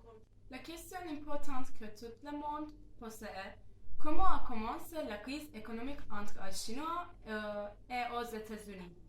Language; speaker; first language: French; non-native, learner; Turkish